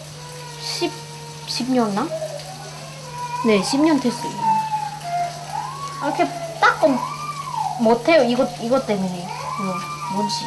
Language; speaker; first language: Korean; non-native, local second language; Lao